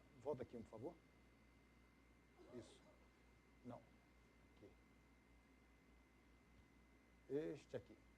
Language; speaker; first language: Portuguese; native; Portuguese